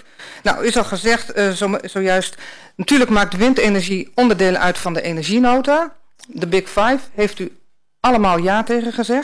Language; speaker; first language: Dutch; native; Dutch